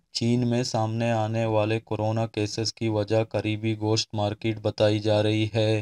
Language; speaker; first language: Urdu; non-native, local second language; Baluchi